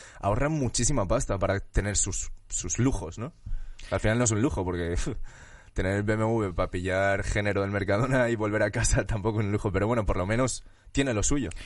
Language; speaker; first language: Spanish; early bilingual, other home language; Chinese